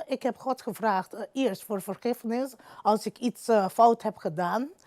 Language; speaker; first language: Dutch; non-native, local second language; Papiamento